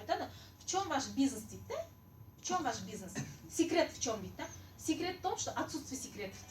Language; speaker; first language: Russian; non-native, local second language; Kazakh